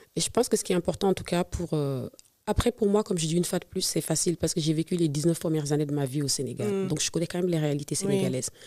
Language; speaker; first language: French; non-native, local second language; Serer